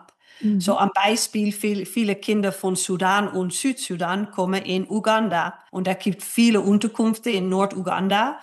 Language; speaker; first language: German; non-native, fluent; Dutch